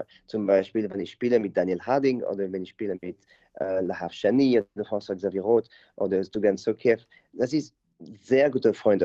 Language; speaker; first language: German; non-native, learner; French